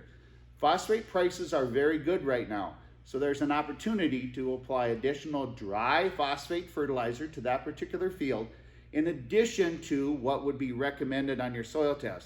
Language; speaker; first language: English; native; English